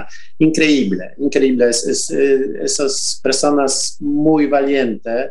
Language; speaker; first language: Spanish; non-native, fluent; Polish